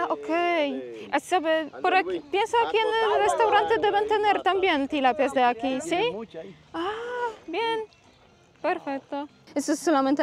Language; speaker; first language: Spanish; non-native, fluent; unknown